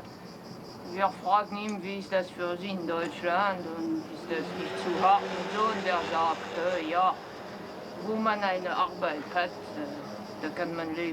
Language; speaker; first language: German; non-native, fluent; French